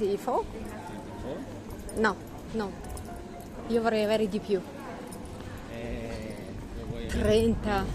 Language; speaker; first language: Italian; non-native, learner; Russian